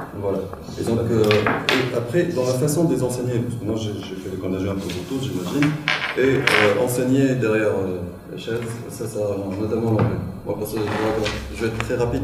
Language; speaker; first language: French; non-native, local second language; Arabic